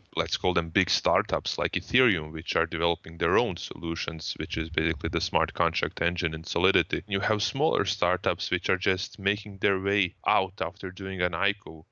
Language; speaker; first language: English; non-native, fluent; Croatian